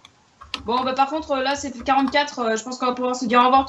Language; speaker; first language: French; native; French